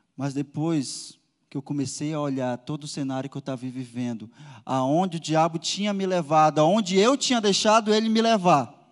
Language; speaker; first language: Portuguese; native; Portuguese